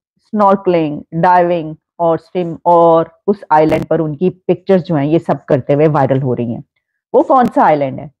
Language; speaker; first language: Hindi; native; Hindi